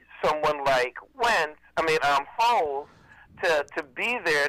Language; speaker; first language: English; native; English